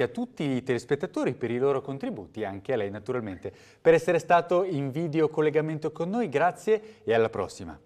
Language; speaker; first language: Italian; native; Italian